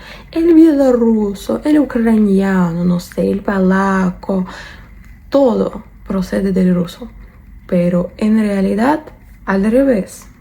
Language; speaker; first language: Spanish; non-native, fluent; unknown